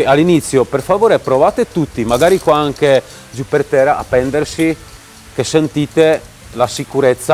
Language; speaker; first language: Italian; non-native, fluent; Czech